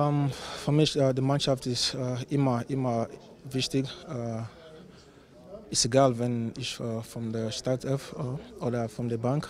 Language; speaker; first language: German; non-native, learner; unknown